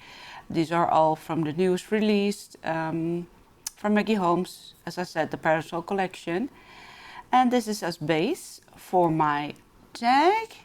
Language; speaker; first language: English; non-native, fluent; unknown